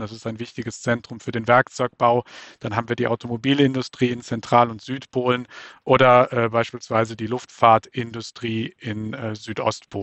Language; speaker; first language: German; native; German